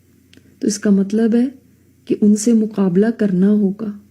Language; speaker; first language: Urdu; native; Urdu